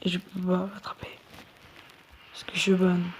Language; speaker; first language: French; native; French